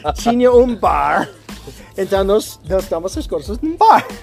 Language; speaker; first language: Portuguese; non-native, learner; English